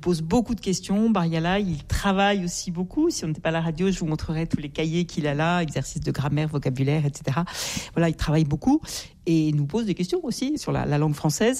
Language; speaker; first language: French; native; French